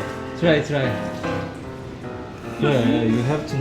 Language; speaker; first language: English; non-native, learner; Korean